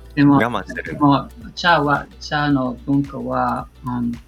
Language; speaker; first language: Japanese; non-native, learner; English